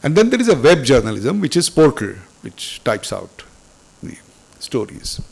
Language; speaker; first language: English; non-native, local second language; Marathi